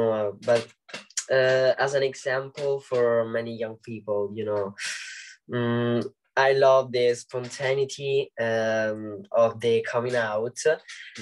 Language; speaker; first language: English; non-native, learner; Italian